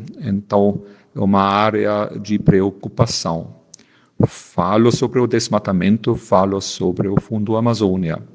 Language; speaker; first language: Portuguese; non-native, fluent; German